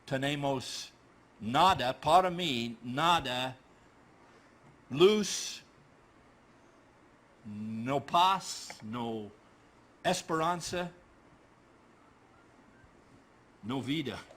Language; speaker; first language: Spanish; non-native, learner; English